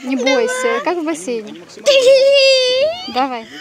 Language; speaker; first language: Russian; native; Russian